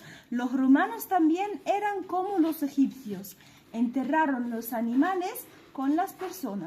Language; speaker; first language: Spanish; non-native, fluent; Arabic